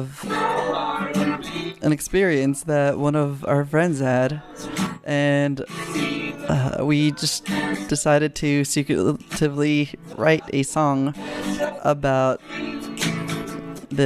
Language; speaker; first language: English; non-native, local second language; Filipino